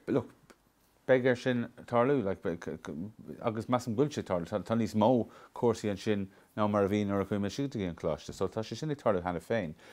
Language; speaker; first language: Irish; non-native, local second language; English